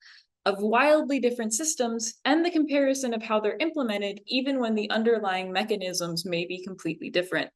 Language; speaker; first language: English; native; English